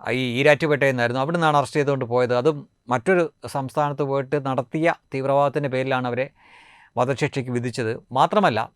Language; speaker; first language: Malayalam; native; Malayalam